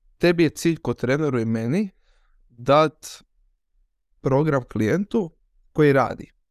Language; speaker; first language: Croatian; native; Croatian